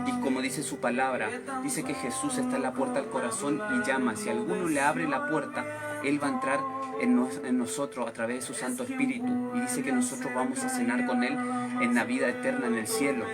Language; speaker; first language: Spanish; native; Spanish